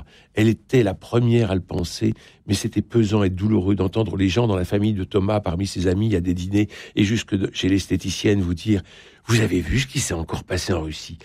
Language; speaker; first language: French; native; French